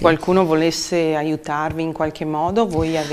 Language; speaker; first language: Italian; native; Italian